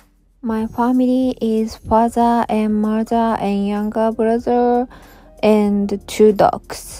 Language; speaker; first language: English; non-native, learner; Japanese